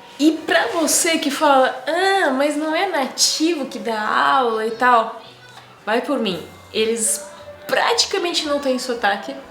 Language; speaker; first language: Portuguese; non-native, fluent; Russian